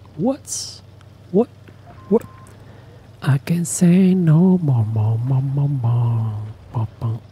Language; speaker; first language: English; non-native, learner; Italian